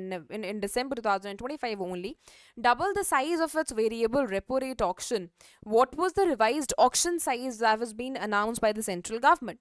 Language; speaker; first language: English; non-native, local second language; Hindi